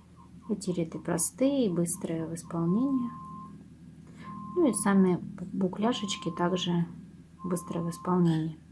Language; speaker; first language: Russian; native; Russian